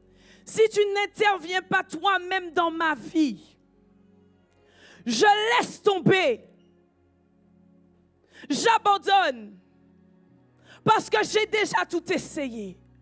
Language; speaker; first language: French; native; French